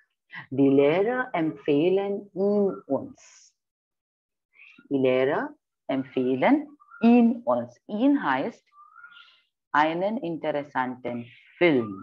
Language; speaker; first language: German; non-native, fluent; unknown